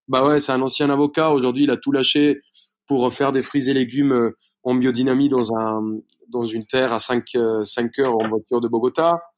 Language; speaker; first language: French; non-native, fluent; Spanish